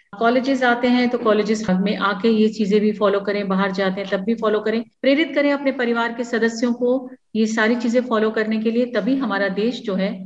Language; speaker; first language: Hindi; native; Hindi